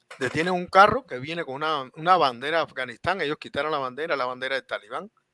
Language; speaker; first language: Spanish; native; Spanish